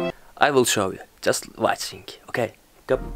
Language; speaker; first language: English; non-native, learner; Turkish